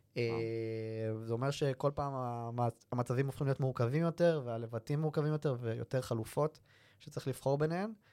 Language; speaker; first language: Hebrew; native; Hebrew